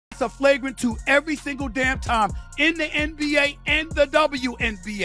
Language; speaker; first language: English; native; English